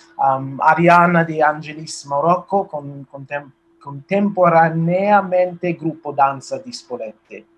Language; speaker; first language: Italian; non-native, learner; English